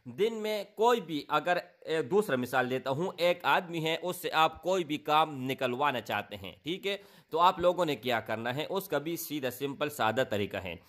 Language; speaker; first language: Urdu; non-native, local second language; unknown